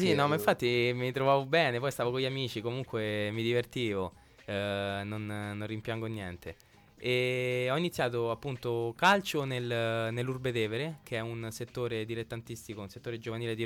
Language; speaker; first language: Italian; native; Italian